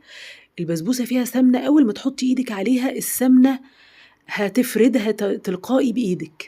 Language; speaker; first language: Arabic; native; Arabic